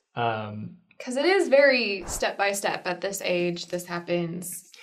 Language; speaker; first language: English; native; English